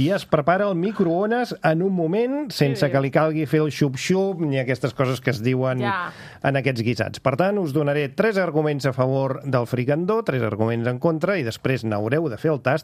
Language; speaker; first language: Catalan; native; Catalan